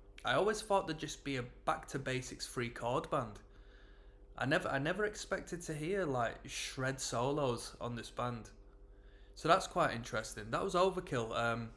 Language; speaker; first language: English; native; English